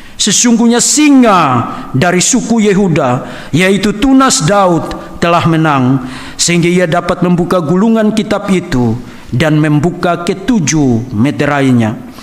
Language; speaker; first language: Indonesian; native; Indonesian